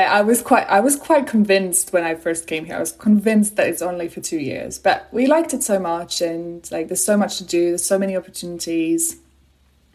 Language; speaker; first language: English; non-native, fluent; Polish